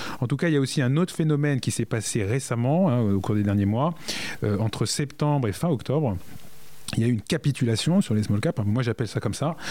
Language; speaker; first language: French; native; French